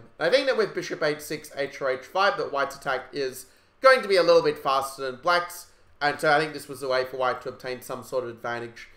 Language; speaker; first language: English; native; English